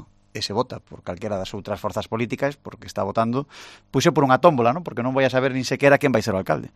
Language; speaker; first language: Galician; non-native, local second language; Spanish